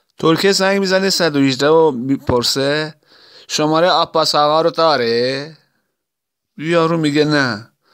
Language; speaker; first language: Persian; non-native, local second language; Assyrian Neo-Aramaic